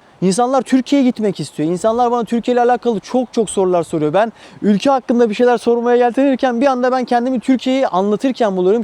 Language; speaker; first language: Turkish; native; Turkish